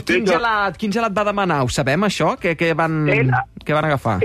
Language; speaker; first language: Catalan; native; Catalan